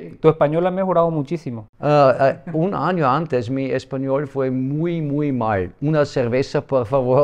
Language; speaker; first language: Spanish; non-native, learner; German